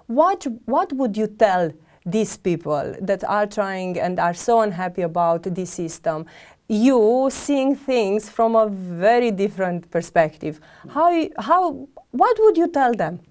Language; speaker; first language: English; non-native, fluent; Romanian